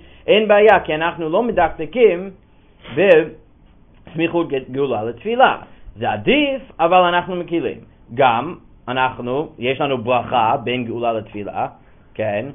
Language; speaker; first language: Hebrew; non-native, fluent; English